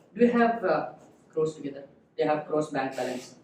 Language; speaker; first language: English; non-native, local second language; Kannada